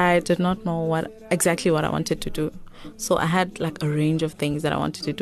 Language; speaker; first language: English; non-native, local second language; Xhosa